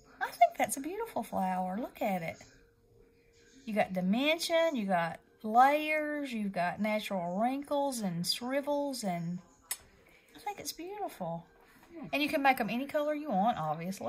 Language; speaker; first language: English; native; English